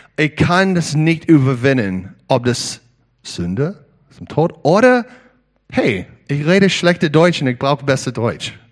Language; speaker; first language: German; non-native, learner; English